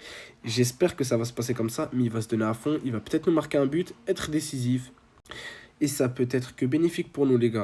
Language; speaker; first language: French; native; French